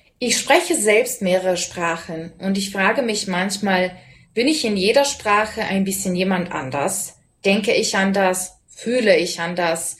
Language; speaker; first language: German; non-native, fluent; Serbian